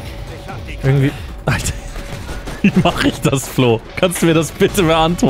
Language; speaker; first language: German; native; German